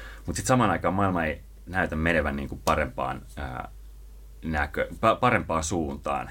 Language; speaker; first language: Finnish; native; Finnish